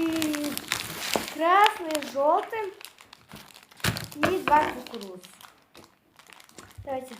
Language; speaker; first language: Russian; non-native, local second language; Kazakh